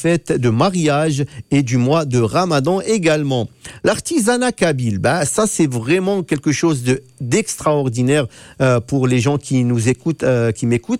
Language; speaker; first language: French; non-native, local second language; Arabic